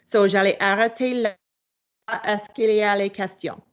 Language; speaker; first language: French; non-native, local second language; English